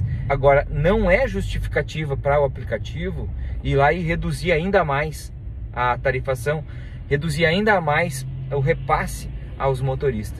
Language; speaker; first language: Portuguese; native; Portuguese